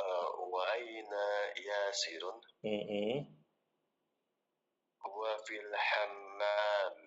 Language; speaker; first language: Arabic; non-native, learner; Indonesian